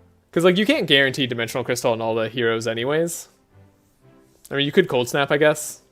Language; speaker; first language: English; native; English